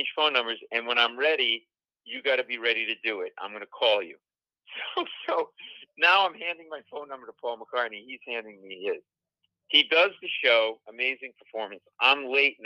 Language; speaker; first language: English; native; English